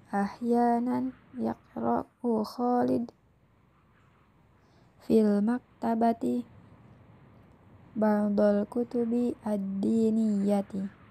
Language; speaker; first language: Arabic; non-native, fluent; Indonesian